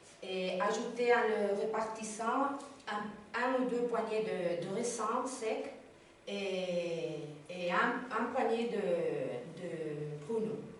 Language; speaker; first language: French; non-native, learner; Spanish